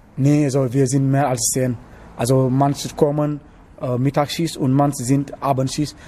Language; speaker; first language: German; non-native, learner; Wolof